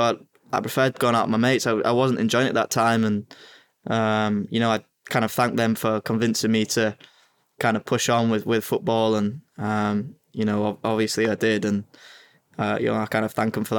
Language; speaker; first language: English; native; English